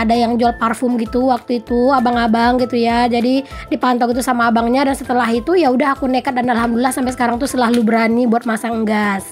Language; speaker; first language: Indonesian; native; Indonesian